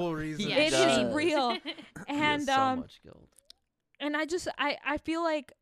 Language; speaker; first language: English; early bilingual, other home language; Spanish